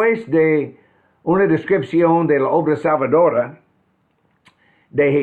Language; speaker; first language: Spanish; non-native, fluent; English